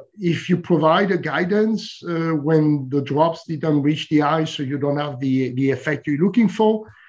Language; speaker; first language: English; non-native, fluent; French